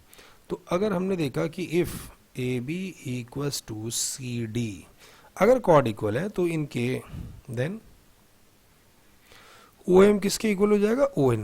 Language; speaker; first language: Hindi; native; Hindi